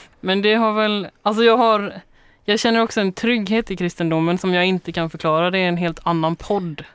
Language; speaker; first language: Swedish; native; Swedish